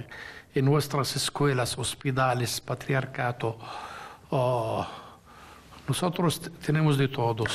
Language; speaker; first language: Spanish; non-native, fluent; Arabic